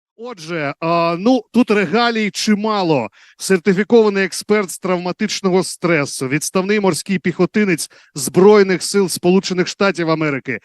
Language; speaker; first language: Ukrainian; native; Ukrainian